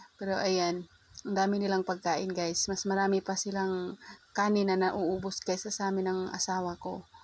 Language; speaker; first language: Filipino; non-native, local second language; Cebuano